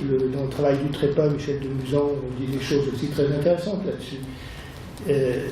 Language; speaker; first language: French; native; French